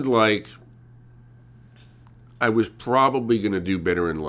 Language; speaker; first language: English; early bilingual, other home language; Hungarian